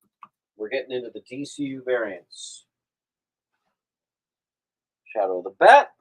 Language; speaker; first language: English; native; English